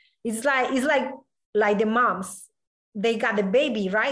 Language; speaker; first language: English; non-native, learner; Spanish